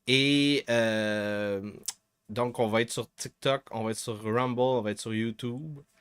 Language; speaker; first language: French; native; French